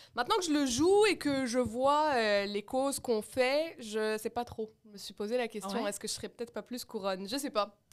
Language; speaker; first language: French; non-native, local second language; Arabic